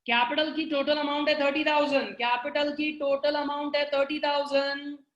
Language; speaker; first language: Hindi; non-native, local second language; Gujarati